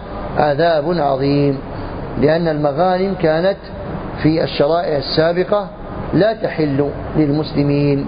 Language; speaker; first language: Arabic; native; Arabic